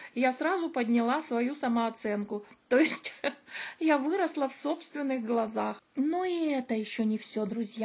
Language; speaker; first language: Russian; native; Russian